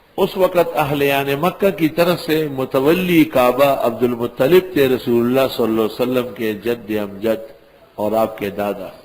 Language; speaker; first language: Urdu; non-native, local second language; Pashto